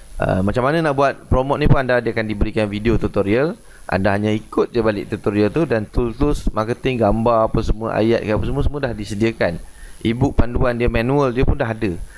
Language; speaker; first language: Malay; native; Malay